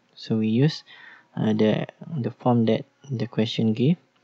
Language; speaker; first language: English; non-native, local second language; Malay